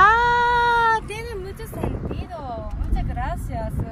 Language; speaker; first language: Spanish; non-native, learner; Japanese